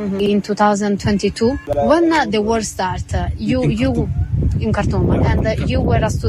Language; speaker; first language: English; non-native, learner; Italian